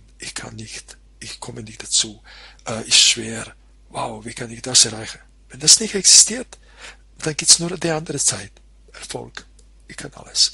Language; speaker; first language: German; non-native, fluent; Croatian